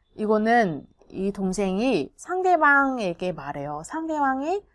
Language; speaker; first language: Korean; non-native, fluent; Vietnamese